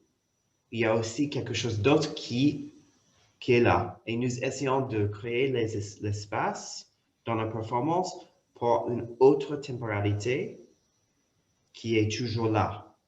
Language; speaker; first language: French; non-native, fluent; English